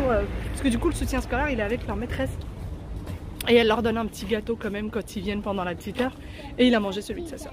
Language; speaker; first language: French; native; French